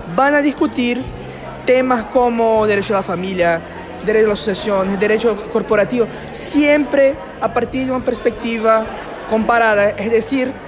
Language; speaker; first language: Spanish; non-native, fluent; Portuguese